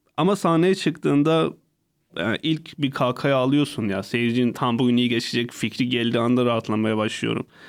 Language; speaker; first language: Turkish; non-native, local second language; Kurdish